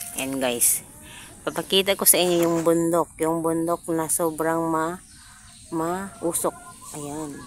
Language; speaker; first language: Filipino; non-native, local second language; Cebuano